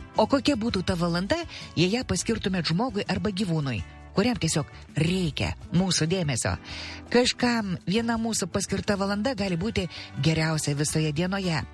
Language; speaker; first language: Lithuanian; native; Lithuanian